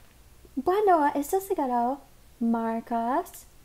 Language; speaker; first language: Spanish; non-native, learner; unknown